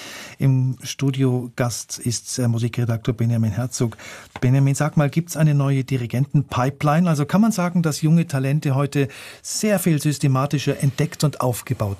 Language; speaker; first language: German; native; German